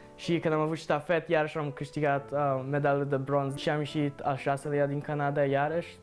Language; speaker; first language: Romanian; early bilingual, heritage; Romanian